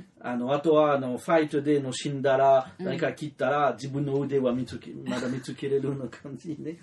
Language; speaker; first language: Japanese; non-native, learner; French